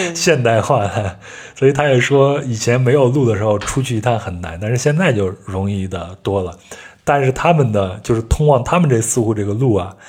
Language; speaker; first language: Chinese; native; Chinese